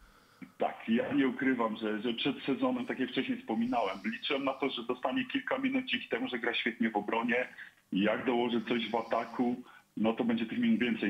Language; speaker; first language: Polish; native; Polish